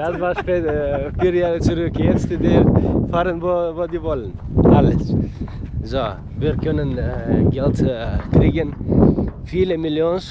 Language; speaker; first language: German; non-native, learner; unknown